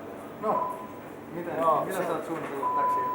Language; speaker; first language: Finnish; native; Finnish